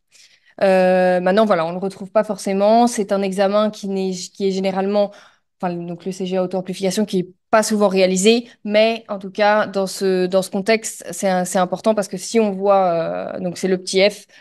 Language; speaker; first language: French; native; French